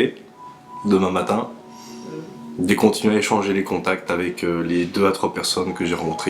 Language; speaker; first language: French; native; French